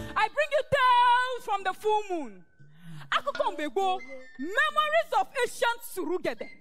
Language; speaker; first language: English; native; English